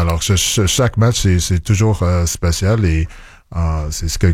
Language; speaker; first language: French; non-native, local second language; English